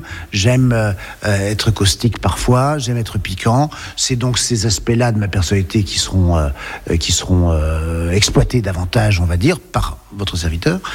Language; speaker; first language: French; native; French